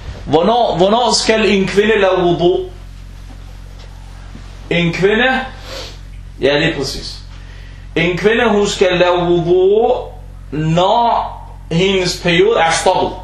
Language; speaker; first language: Danish; non-native, fluent; Arabic